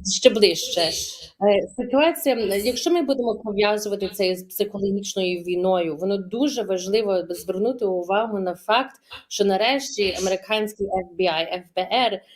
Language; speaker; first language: Ukrainian; early bilingual, heritage; Ukrainian